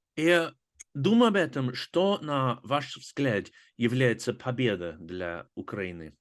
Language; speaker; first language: Russian; non-native, fluent; English